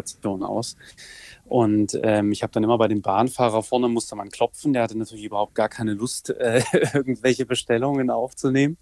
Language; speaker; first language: German; native; German